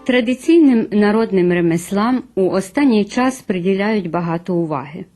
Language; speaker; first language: Ukrainian; early bilingual, heritage; Ukrainian